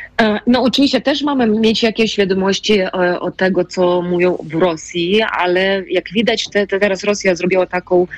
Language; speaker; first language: Polish; non-native, fluent; Ukrainian